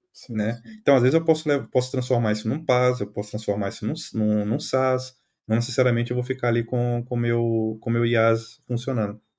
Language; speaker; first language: Portuguese; native; Portuguese